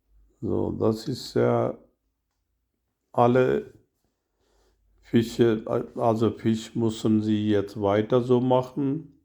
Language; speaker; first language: German; non-native, learner; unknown